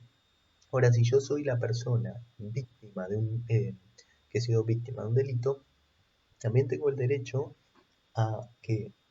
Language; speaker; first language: Spanish; native; Spanish